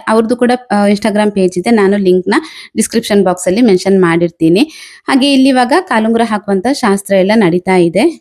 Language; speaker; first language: Kannada; non-native, local second language; Tulu